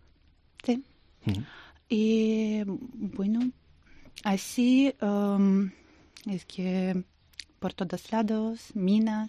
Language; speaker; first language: Spanish; non-native, learner; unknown